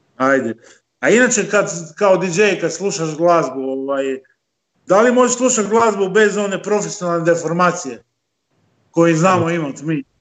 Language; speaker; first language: Croatian; native; Croatian